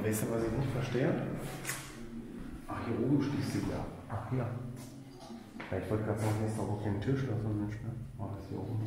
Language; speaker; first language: German; native; German